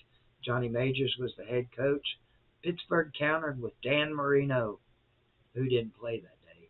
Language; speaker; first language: English; native; English